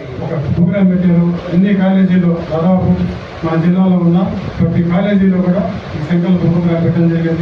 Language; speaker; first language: Telugu; native; Telugu